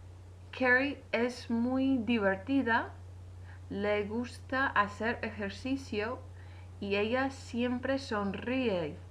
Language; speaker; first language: Spanish; non-native, fluent; English